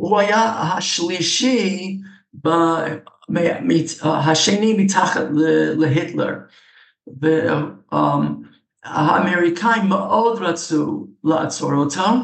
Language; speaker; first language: Hebrew; non-native, fluent; English